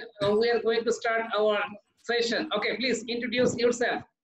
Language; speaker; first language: English; non-native, learner; Bangla